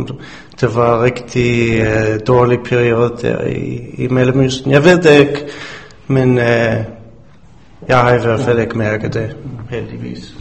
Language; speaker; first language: Danish; non-native, fluent; English